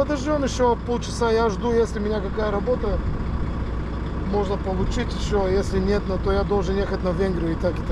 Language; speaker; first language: Russian; non-native, fluent; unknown